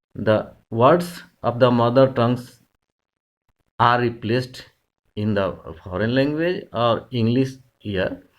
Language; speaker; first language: English; non-native, local second language; Hindi